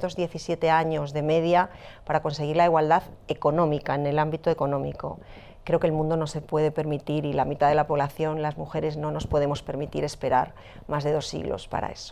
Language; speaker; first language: Spanish; native; Spanish